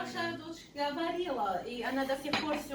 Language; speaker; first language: Russian; non-native, fluent; Arabic